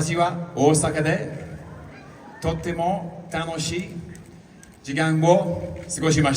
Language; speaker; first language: Japanese; non-native, learner; English